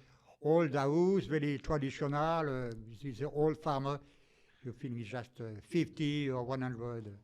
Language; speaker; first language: English; non-native, fluent; French